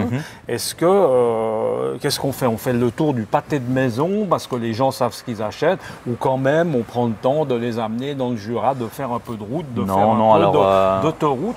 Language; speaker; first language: French; native; French